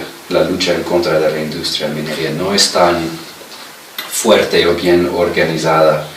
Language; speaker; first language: Spanish; non-native, fluent; English